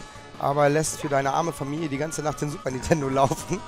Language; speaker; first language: German; native; German